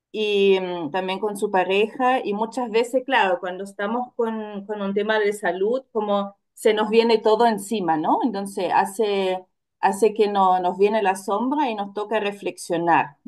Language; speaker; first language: Spanish; non-native, fluent; German